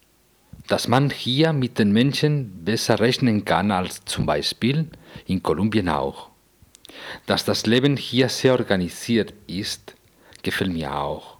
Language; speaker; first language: German; non-native, fluent; Spanish